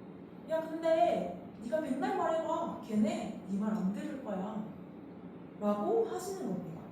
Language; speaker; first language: Korean; native; Korean